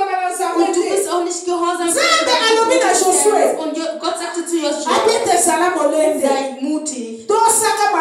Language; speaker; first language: German; non-native, fluent; Lingala